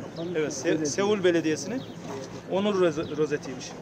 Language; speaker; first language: Turkish; native; Turkish